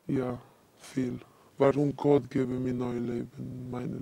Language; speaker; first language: German; non-native, learner; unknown